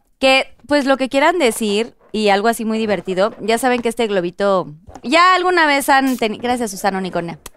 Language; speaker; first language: Spanish; native; Spanish